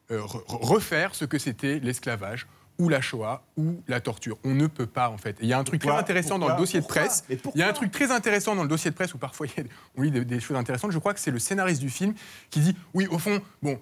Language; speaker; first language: French; native; French